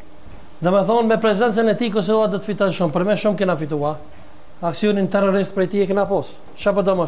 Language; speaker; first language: Albanian; native; Albanian